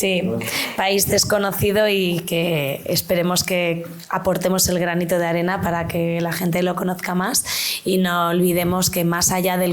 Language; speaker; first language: Spanish; native; Spanish